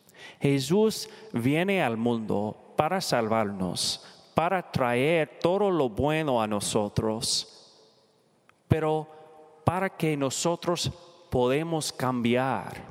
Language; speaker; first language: Spanish; non-native, learner; English